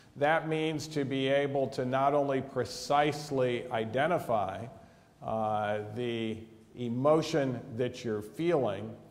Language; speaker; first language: English; native; English